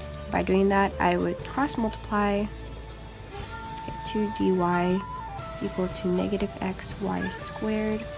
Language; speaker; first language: English; native; English